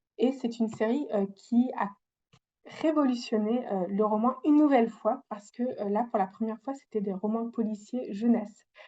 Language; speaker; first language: French; non-native, fluent; English